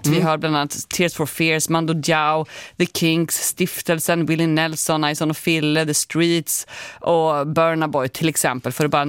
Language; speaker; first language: Swedish; native; Swedish